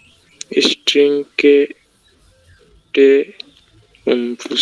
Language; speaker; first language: German; non-native, learner; Bangla